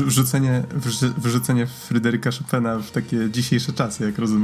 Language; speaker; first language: Polish; native; Polish